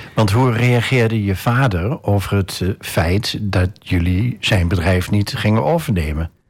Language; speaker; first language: Dutch; native; Dutch